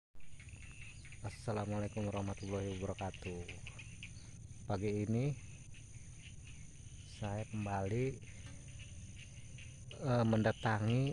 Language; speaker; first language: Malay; non-native, local second language; Sundanese